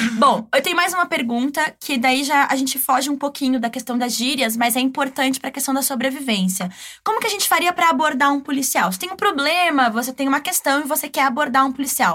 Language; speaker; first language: Portuguese; native; Portuguese